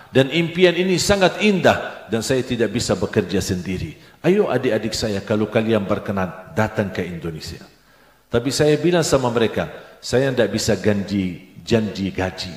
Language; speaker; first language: Indonesian; non-native, fluent; Arabic